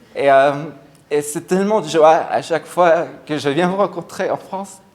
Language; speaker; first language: French; non-native, fluent; Spanish